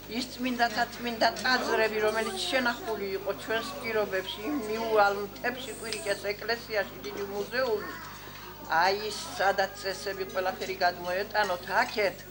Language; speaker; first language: Georgian; non-native, local second language; Svan